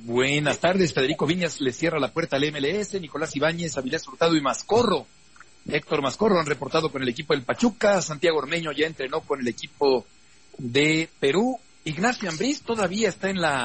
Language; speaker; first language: Spanish; native; Spanish